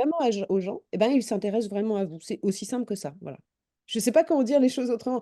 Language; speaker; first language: French; native; French